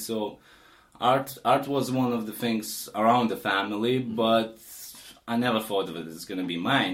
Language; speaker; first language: English; non-native, fluent; Lithuanian